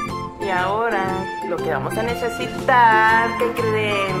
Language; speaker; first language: Spanish; native; Spanish